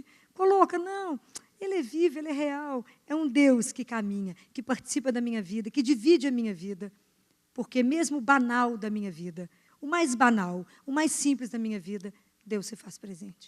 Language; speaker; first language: Portuguese; native; Portuguese